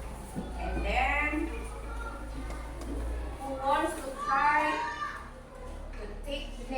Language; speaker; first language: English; non-native, learner; Indonesian